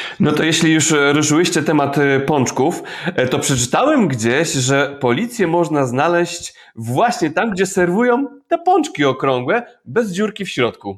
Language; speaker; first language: Polish; native; Polish